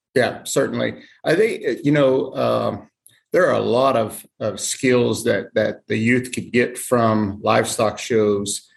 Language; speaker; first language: English; native; English